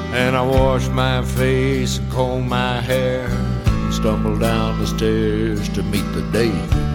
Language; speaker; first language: English; early bilingual, other home language; Spanish